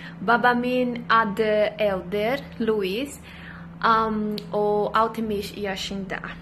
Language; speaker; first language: Turkish; non-native, learner; Portuguese